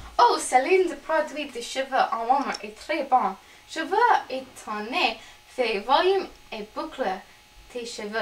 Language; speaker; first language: French; non-native, learner; English